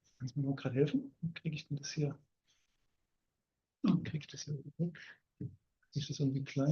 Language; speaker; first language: German; native; German